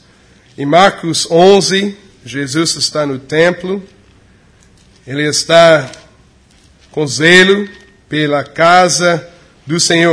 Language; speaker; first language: Portuguese; non-native, fluent; English